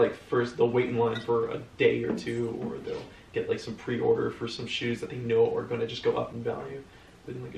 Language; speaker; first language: English; native; English